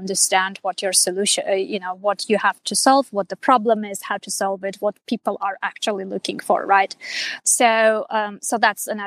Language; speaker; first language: English; non-native, fluent; Armenian